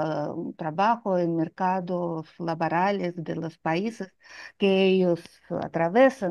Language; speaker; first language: Spanish; non-native, fluent; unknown